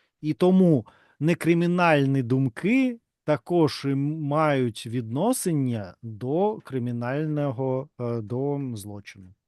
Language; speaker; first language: Ukrainian; non-native, learner; Russian